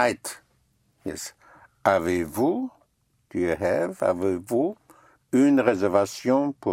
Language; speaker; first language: French; non-native, fluent; English